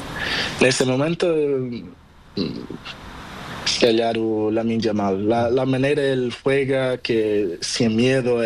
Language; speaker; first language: Spanish; non-native, learner; Portuguese